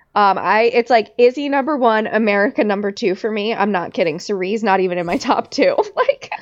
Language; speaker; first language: English; native; English